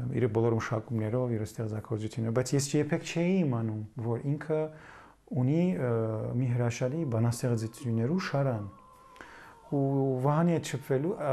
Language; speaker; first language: Armenian; early bilingual, heritage; Armenian